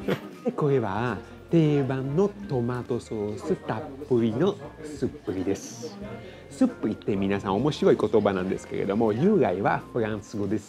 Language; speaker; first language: Japanese; non-native, fluent; Italian